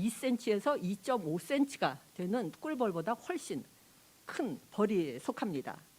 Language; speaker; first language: Korean; native; Korean